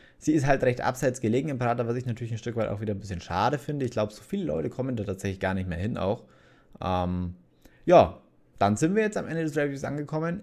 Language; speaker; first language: German; native; German